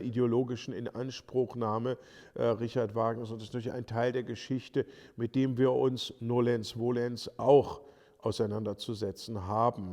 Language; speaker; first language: German; native; German